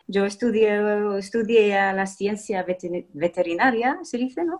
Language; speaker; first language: Spanish; non-native, fluent; English